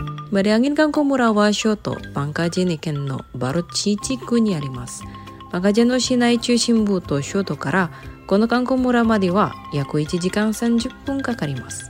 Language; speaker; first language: Japanese; non-native, fluent; Indonesian